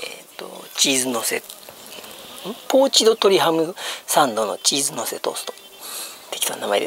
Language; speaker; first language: Japanese; native; Japanese